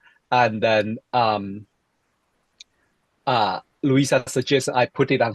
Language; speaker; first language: English; non-native, fluent; Chinese